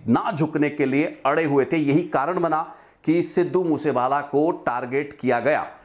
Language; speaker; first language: Hindi; non-native, local second language; Punjabi